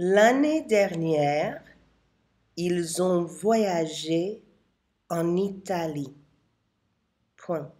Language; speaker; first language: French; non-native, fluent; English